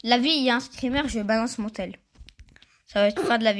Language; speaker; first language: French; native; French